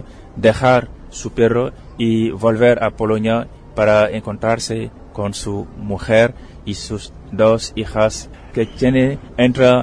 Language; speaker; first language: Spanish; non-native, fluent; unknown